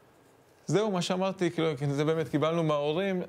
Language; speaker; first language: Hebrew; native; Hebrew